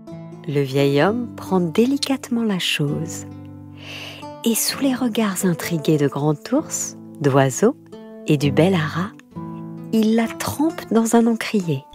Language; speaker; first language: French; native; French